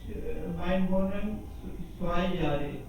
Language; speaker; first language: German; non-native, learner; Urdu